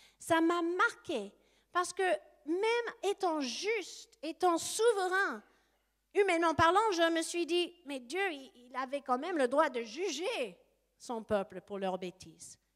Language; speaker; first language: French; non-native, fluent; English